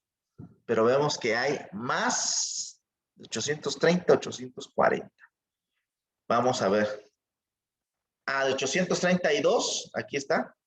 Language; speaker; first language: Spanish; native; Spanish